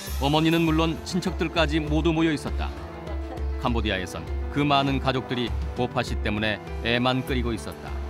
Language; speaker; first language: Korean; native; Korean